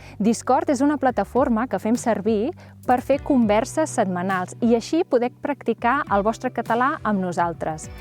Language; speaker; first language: Catalan; native; Catalan